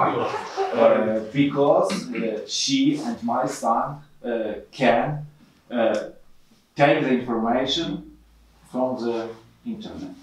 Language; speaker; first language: English; non-native, learner; Ukrainian